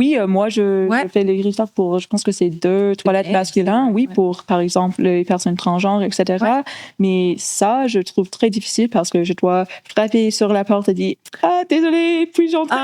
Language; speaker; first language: French; non-native, local second language; English